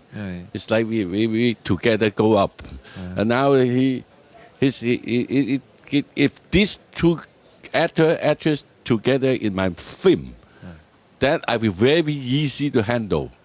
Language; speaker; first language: English; non-native, learner; Cantonese